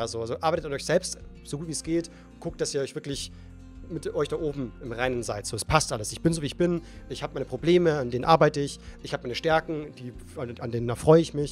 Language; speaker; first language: German; native; German